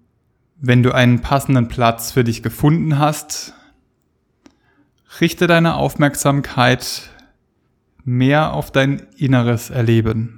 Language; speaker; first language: German; native; German